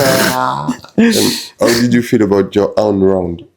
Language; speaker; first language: English; non-native, fluent; French